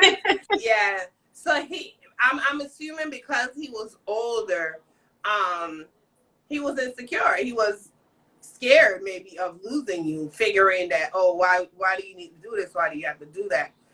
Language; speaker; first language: English; native; English